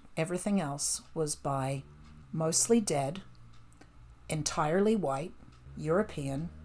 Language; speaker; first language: English; native; English